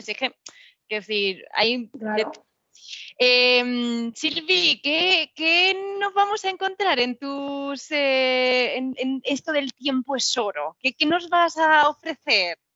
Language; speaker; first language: Spanish; native; Spanish